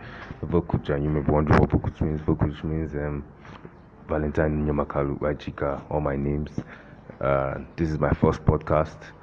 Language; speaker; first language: English; non-native, local second language; Igbo